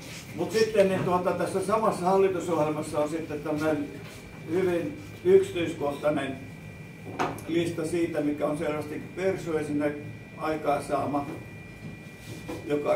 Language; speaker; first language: Finnish; native; Finnish